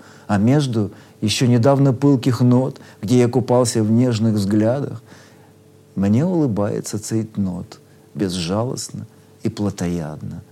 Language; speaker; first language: Russian; native; Russian